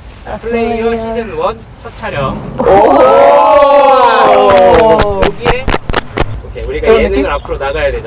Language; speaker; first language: Korean; native; Korean